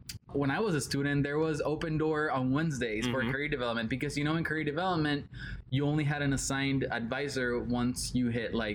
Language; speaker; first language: English; non-native, fluent; Spanish